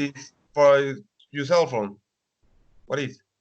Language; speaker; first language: English; non-native, learner; Spanish